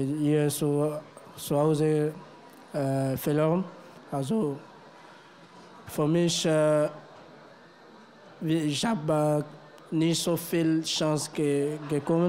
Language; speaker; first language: German; non-native, learner; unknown